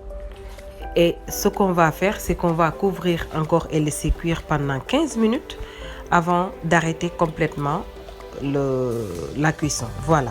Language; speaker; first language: French; non-native, local second language; Wolof